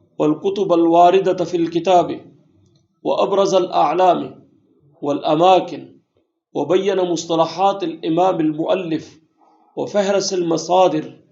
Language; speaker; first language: Arabic; non-native, fluent; Urdu